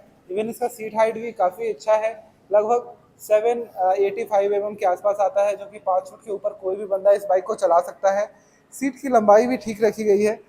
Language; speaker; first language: Hindi; native; Hindi